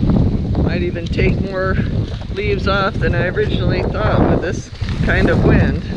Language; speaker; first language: English; native; English